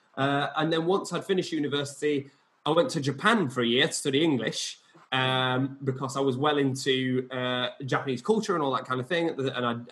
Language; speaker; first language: English; native; English